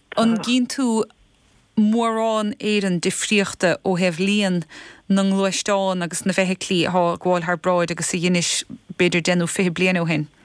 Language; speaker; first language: Irish; native; Irish